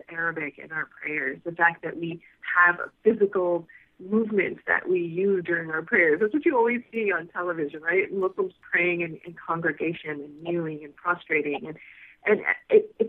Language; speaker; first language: English; native; English